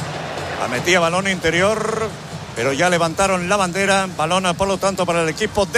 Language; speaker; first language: Spanish; native; Spanish